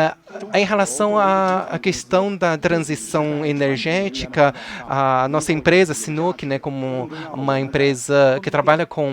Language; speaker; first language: Portuguese; non-native, fluent; Chinese